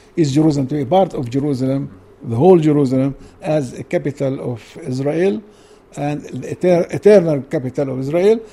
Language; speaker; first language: English; non-native, learner; Arabic